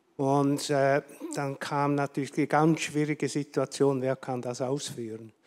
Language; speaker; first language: English; non-native, learner; German